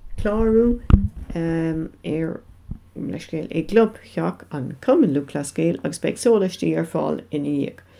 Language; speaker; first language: Irish; non-native, local second language; English